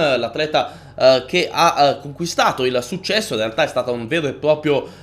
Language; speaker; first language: Italian; native; Italian